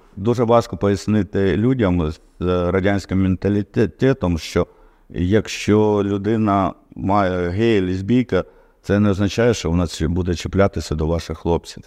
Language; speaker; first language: Ukrainian; non-native, local second language; Russian